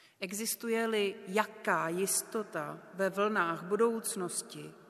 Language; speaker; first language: Czech; native; Czech